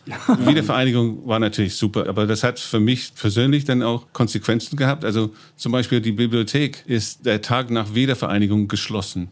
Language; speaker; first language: German; non-native, fluent; English